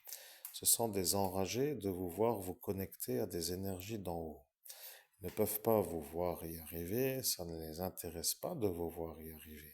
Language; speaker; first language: French; native; French